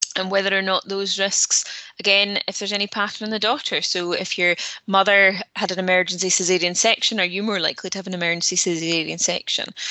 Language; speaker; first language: English; native; English